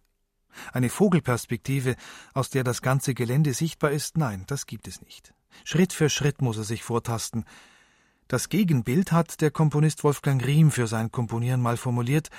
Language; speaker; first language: German; native; German